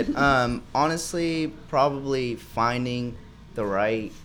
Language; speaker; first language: English; non-native, fluent; Spanish